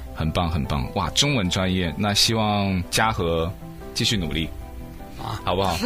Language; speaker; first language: Chinese; native; Chinese